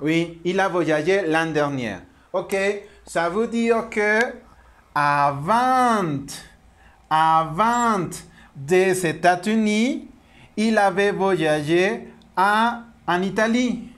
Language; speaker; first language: French; non-native, learner; Spanish